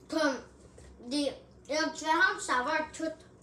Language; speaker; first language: French; non-native, local second language; English